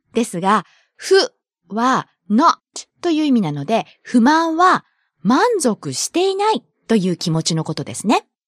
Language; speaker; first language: Japanese; native; Japanese